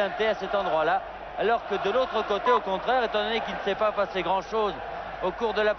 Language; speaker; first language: French; native; French